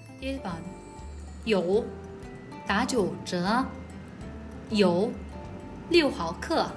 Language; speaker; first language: Chinese; non-native, learner; Korean